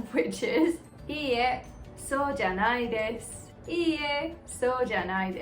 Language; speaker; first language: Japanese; non-native, fluent; English